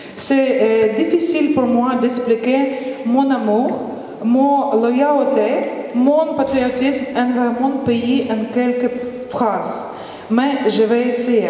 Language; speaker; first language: French; non-native, fluent; Ukrainian